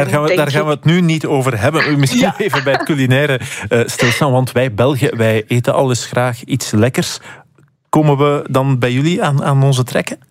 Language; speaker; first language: Dutch; native; Dutch